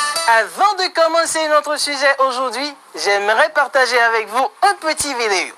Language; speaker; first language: French; non-native, fluent; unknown